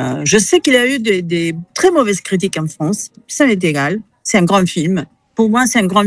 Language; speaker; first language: French; non-native, fluent; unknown